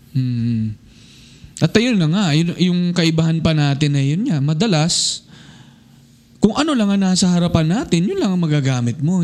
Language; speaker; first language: Filipino; native; Filipino